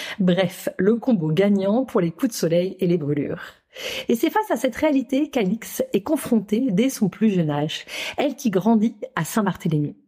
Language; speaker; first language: French; native; French